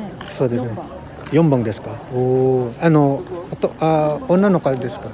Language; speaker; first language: Japanese; non-native, learner; Filipino